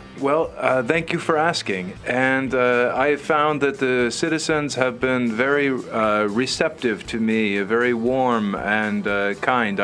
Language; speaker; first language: English; native; English